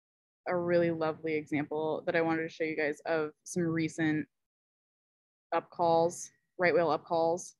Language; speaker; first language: English; native; English